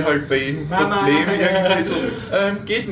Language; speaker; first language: German; native; German